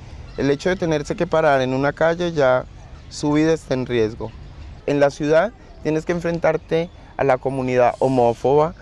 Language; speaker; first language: Spanish; native; Spanish